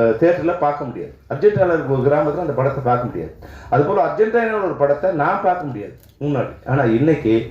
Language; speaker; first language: Tamil; native; Tamil